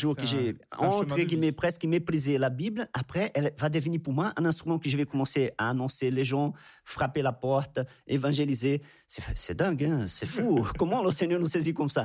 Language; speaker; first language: French; non-native, fluent; Portuguese